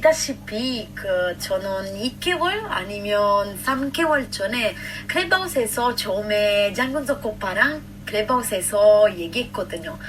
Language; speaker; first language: Korean; non-native, fluent; Italian